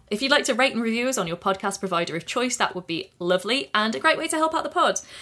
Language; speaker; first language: English; native; English